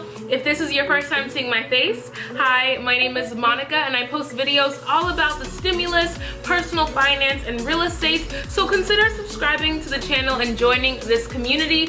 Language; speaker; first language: English; native; English